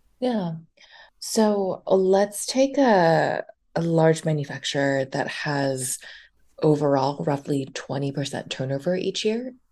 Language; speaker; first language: English; early bilingual, other home language; Chinese